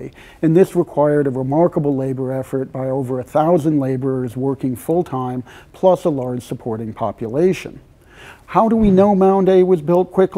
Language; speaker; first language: English; native; English